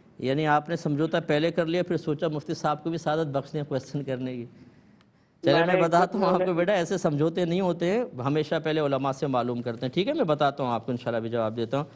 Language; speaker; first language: Urdu; native; Urdu